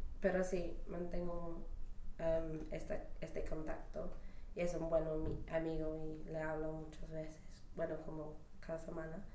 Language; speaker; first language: Spanish; non-native, fluent; English